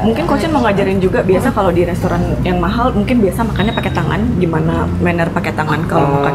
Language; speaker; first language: Indonesian; native; Indonesian